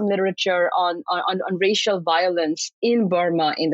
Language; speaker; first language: English; non-native, local second language; Bangla